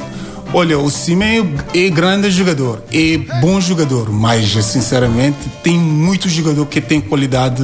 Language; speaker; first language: Portuguese; non-native, learner; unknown